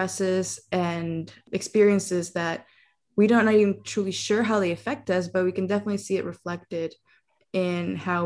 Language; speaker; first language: English; non-native, fluent; Spanish